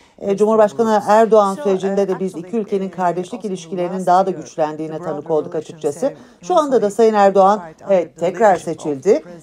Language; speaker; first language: Turkish; native; Turkish